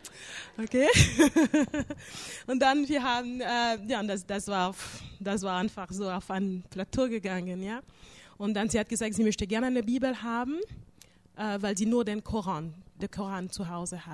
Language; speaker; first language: German; non-native, fluent; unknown